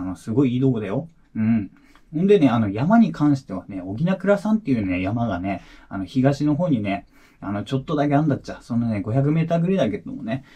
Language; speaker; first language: Japanese; native; Japanese